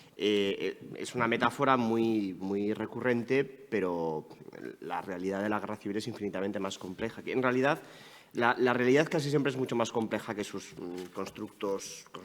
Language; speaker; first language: Spanish; native; Spanish